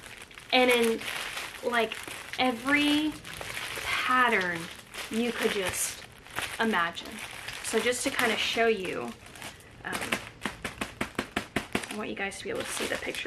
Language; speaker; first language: English; native; English